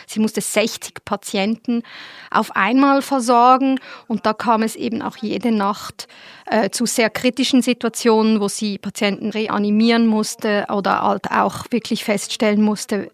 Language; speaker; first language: German; native; German